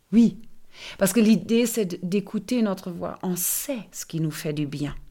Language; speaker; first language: French; non-native, fluent; German